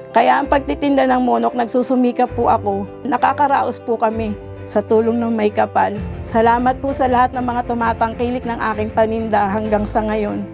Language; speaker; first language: Filipino; native; Filipino